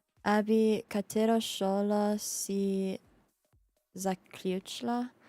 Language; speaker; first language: Slovenian; early bilingual, heritage; Slovenian